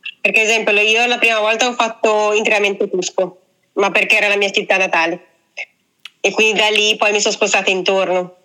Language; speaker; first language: Italian; native; Italian